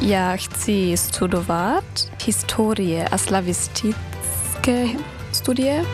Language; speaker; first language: Czech; non-native, learner; German